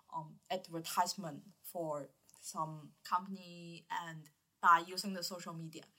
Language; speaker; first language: English; non-native, learner; Chinese